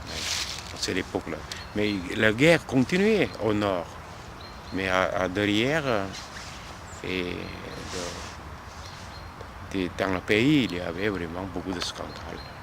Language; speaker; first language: French; non-native, learner; Korean